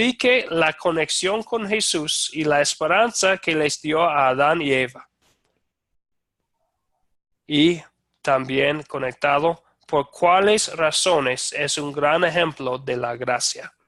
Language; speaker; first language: Spanish; non-native, fluent; English